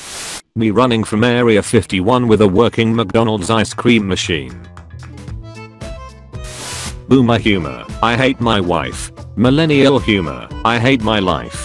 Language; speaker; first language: English; native; English